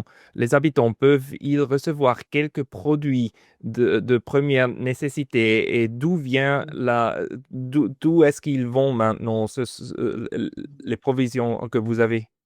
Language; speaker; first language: French; non-native, fluent; German